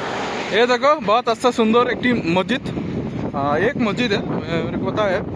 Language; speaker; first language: Hindi; non-native, learner; Bangla